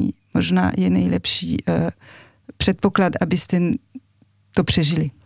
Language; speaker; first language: Czech; non-native, fluent; French